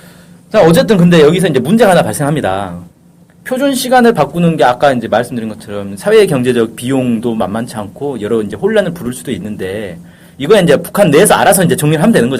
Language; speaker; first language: Korean; native; Korean